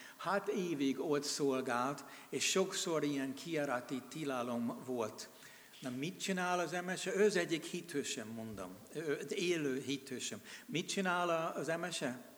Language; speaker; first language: Hungarian; non-native, fluent; English